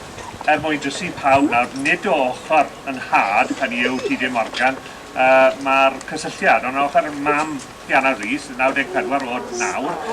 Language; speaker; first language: Welsh; native; Welsh